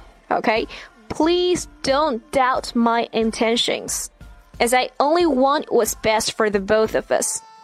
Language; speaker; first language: English; non-native, fluent; Chinese